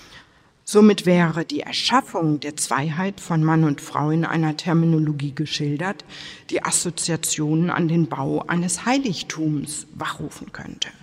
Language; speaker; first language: German; native; German